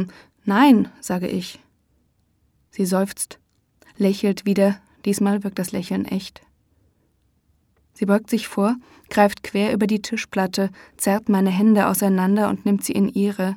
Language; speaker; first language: German; native; German